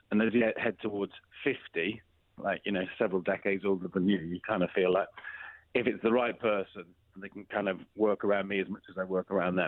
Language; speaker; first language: English; native; English